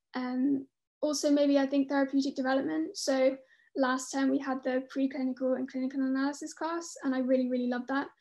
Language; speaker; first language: English; native; English